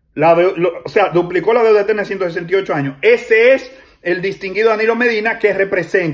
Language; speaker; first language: Spanish; native; Spanish